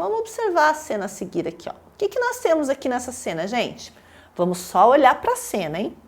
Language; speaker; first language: Portuguese; native; Portuguese